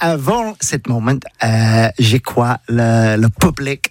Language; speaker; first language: French; non-native, learner; English